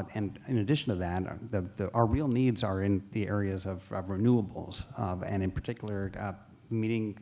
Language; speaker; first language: English; native; English